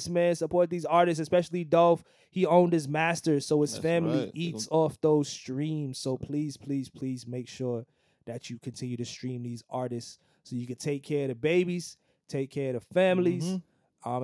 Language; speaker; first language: English; native; English